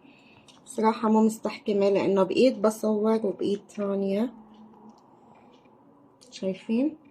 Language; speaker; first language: Arabic; native; Arabic